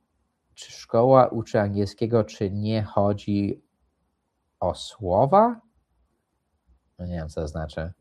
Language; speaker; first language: Polish; early bilingual, heritage; English